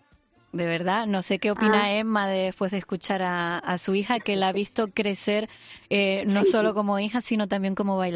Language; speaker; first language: Spanish; native; Spanish